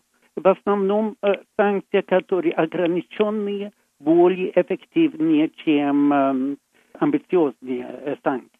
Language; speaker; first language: Russian; non-native, fluent; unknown